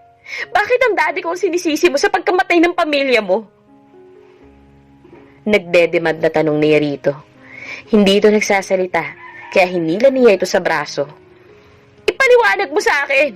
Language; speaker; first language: Filipino; native; Filipino